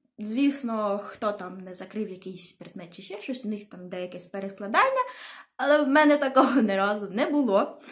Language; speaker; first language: Ukrainian; non-native, local second language; Russian